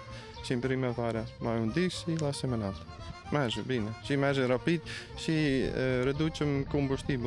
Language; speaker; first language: Romanian; non-native, learner; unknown